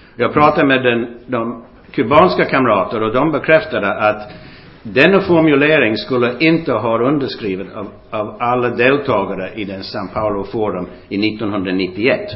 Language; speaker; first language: Swedish; non-native, fluent; English